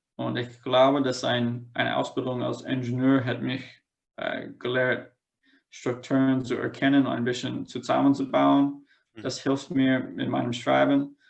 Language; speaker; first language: German; non-native, fluent; English